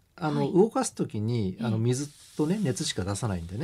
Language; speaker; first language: Japanese; native; Japanese